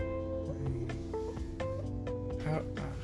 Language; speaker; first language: English; non-native, learner; Spanish